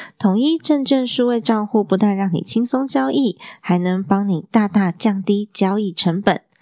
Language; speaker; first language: Chinese; native; Chinese